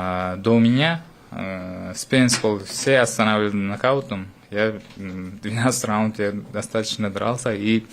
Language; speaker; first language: Russian; non-native, fluent; Uzbek